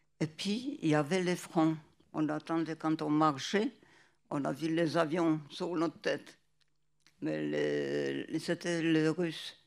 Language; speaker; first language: French; non-native, fluent; Polish